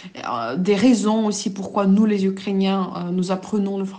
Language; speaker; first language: French; non-native, fluent; Ukrainian